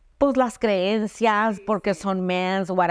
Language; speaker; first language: Spanish; early bilingual, other home language; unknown